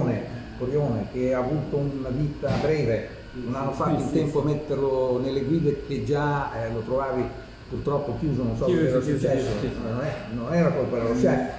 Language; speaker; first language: Italian; native; Italian